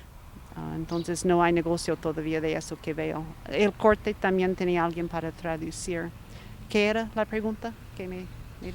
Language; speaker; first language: Spanish; non-native, fluent; English